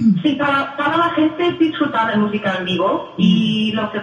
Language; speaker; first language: Spanish; non-native, fluent; English